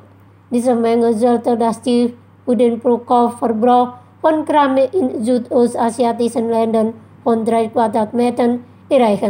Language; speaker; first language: German; non-native, fluent; Indonesian